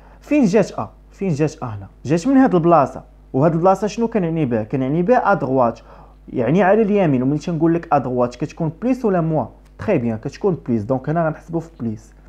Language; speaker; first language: Arabic; native; Arabic